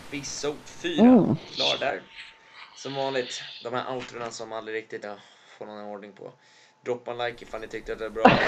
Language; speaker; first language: Swedish; native; Swedish